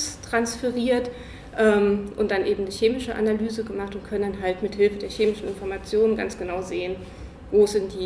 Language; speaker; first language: German; native; German